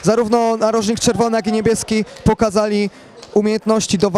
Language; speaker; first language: Polish; native; Polish